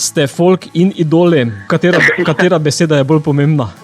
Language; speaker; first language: Slovenian; native; Slovenian